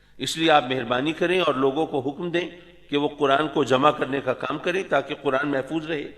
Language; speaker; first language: Urdu; native; Urdu